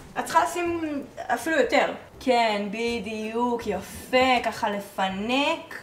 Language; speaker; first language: Hebrew; native; Hebrew